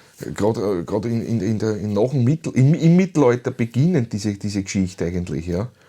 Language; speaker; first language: German; native; German